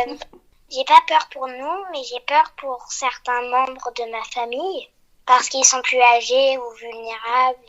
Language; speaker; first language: French; early bilingual, heritage; French